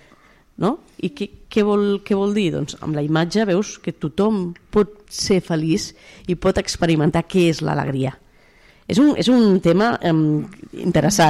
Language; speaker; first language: Catalan; native; Catalan